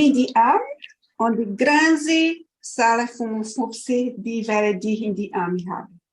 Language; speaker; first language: German; non-native, learner; Portuguese